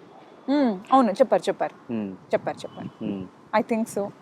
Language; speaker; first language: Telugu; non-native, learner; Kannada